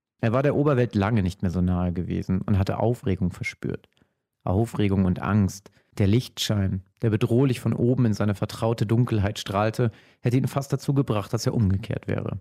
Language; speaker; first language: German; native; German